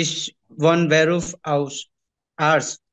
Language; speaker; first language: German; non-native, learner; Bangla